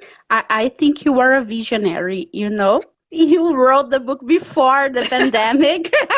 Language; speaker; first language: English; non-native, fluent; Portuguese